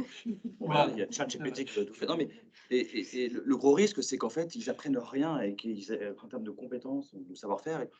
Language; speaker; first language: French; native; French